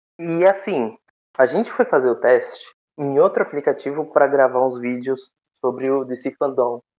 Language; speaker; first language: Portuguese; native; Portuguese